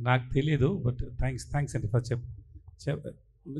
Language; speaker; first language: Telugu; non-native, learner; Tamil